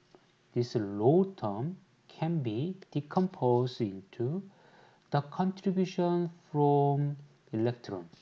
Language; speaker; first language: English; non-native, fluent; Korean